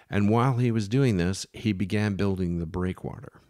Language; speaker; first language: English; native; English